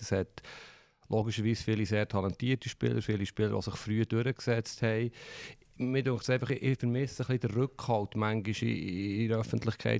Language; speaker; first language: German; native; German